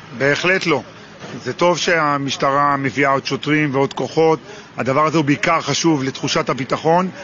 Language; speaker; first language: Hebrew; native; Hebrew